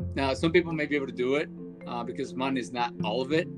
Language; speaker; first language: English; early bilingual, other home language; Spanish